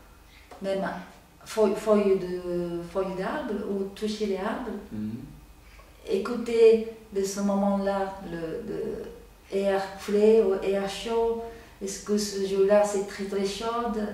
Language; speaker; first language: French; non-native, learner; Japanese